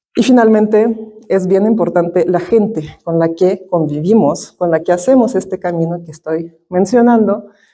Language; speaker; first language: Spanish; non-native, fluent; Russian